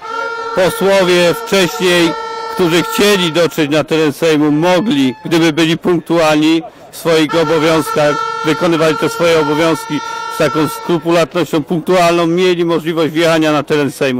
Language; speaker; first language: Polish; native; Polish